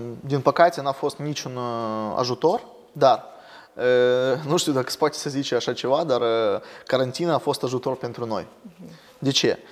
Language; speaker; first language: Romanian; non-native, learner; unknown